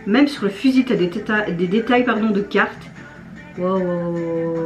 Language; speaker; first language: French; native; French